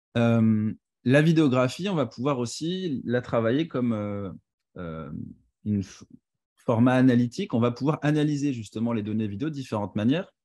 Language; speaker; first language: French; native; French